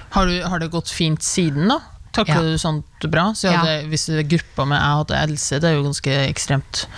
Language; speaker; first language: Norwegian; native; Norwegian